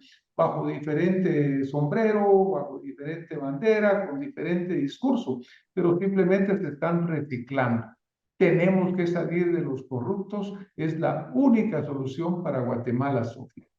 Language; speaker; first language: Spanish; native; Spanish